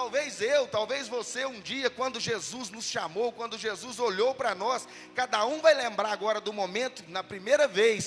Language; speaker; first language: Portuguese; native; Portuguese